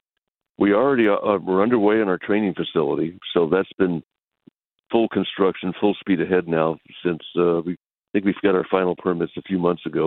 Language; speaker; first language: English; native; English